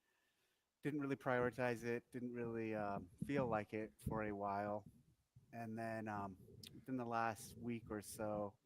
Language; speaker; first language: English; native; English